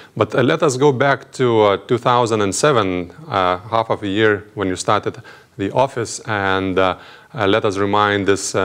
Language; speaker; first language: English; non-native, fluent; Lithuanian